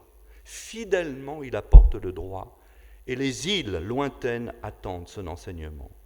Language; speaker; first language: French; native; French